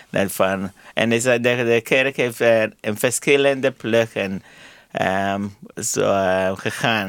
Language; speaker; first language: Dutch; non-native, learner; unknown